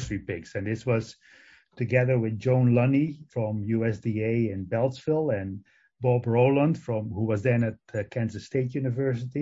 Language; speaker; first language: English; non-native, fluent; Dutch